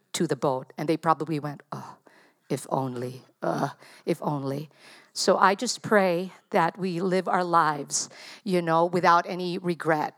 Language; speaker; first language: English; non-native, local second language; Filipino